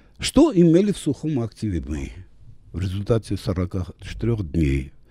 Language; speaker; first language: Russian; non-native, local second language; Armenian